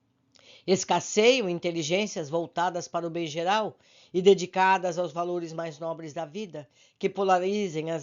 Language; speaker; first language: Portuguese; native; Portuguese